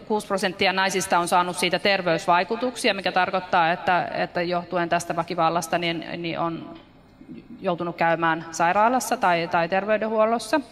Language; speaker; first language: Finnish; native; Finnish